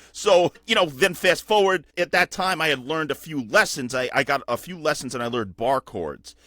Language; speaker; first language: English; native; English